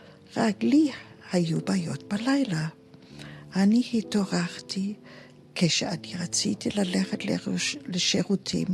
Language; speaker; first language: Hebrew; non-native, fluent; German